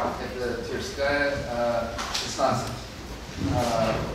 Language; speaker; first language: Russian; non-native, fluent; English